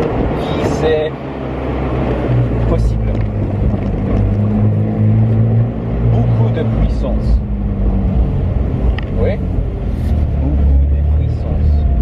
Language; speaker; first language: French; non-native, learner; English